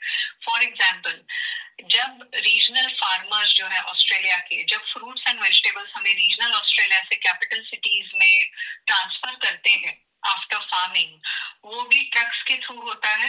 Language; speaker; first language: Hindi; native; Hindi